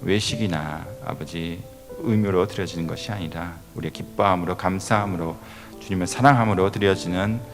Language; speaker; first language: Korean; native; Korean